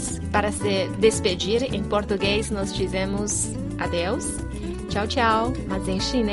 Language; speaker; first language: Portuguese; non-native, fluent; Chinese